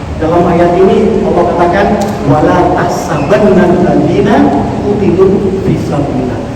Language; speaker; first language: Indonesian; non-native, local second language; Javanese